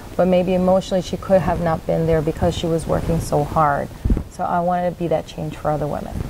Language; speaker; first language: English; native; English